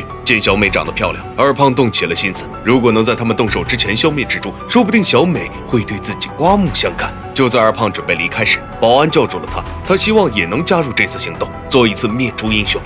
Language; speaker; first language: Chinese; native; Chinese